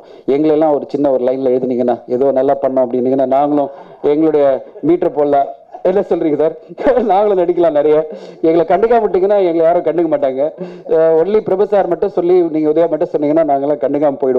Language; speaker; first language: Tamil; native; Tamil